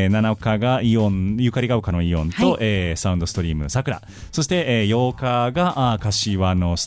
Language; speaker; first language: Japanese; native; Japanese